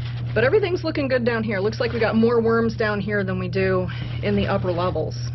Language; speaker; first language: English; native; English